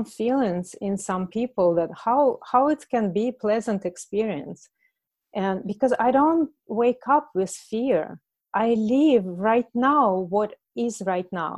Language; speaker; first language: English; non-native, fluent; Russian